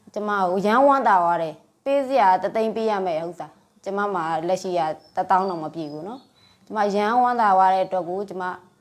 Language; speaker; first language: Burmese; non-native, local second language; S'gaw Karen